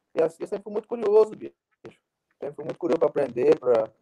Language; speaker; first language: Portuguese; native; Portuguese